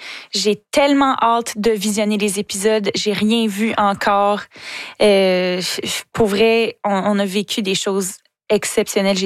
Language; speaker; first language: French; native; French